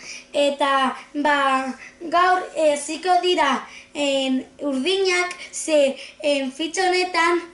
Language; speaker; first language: Basque; non-native, local second language; Spanish